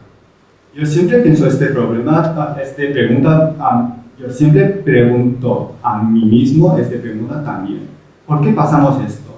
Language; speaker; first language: Spanish; non-native, fluent; Chinese